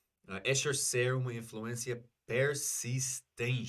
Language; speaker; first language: Portuguese; non-native, fluent; English